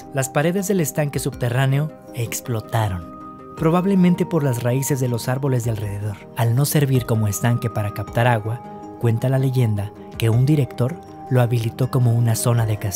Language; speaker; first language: Spanish; native; Spanish